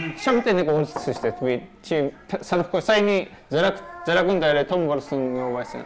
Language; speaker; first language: Mongolian; non-native, learner; Japanese